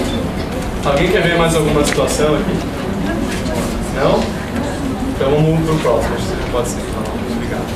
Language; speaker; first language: Portuguese; native; Portuguese